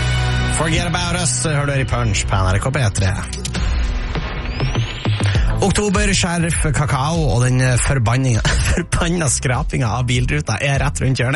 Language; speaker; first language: Norwegian; native; Norwegian